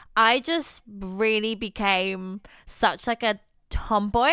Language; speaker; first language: English; non-native, fluent; Polish